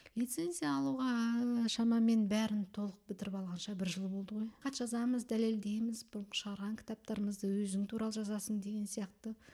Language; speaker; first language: Kazakh; early bilingual, heritage; Kazakh